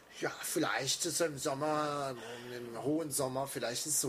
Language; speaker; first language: German; non-native, fluent; English